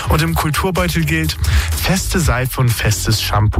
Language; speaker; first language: German; native; German